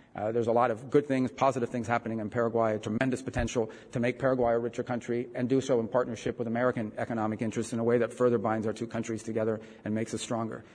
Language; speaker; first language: English; early bilingual, other home language; Spanish